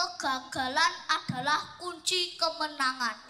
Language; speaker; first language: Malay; non-native, local second language; Javanese